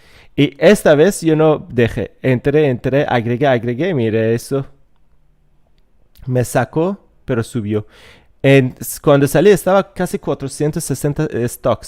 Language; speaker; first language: Spanish; non-native, fluent; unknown